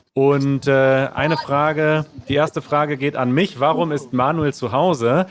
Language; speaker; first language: German; native; German